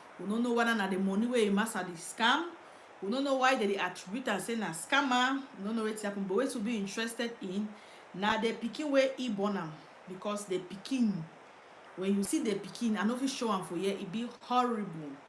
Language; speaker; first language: Nigerian Pidgin; native; Nigerian Pidgin